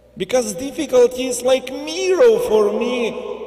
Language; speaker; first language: English; non-native, learner; Ukrainian